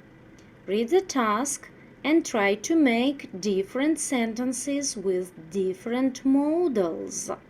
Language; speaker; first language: English; non-native, fluent; Russian